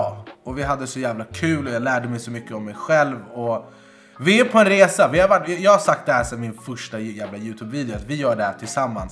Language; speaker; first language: Swedish; native; Swedish